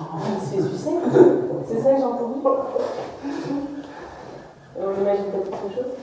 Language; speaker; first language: French; native; French